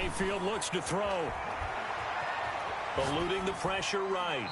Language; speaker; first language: English; native; English